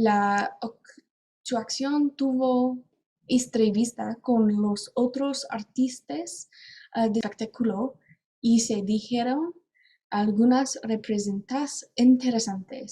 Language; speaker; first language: Spanish; non-native, learner; English